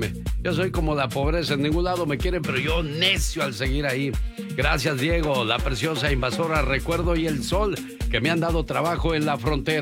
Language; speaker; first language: Spanish; native; Spanish